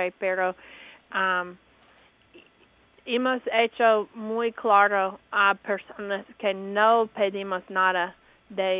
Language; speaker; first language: Spanish; non-native, learner; English